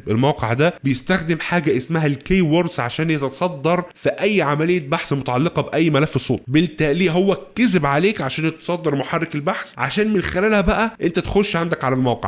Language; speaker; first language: Arabic; native; Arabic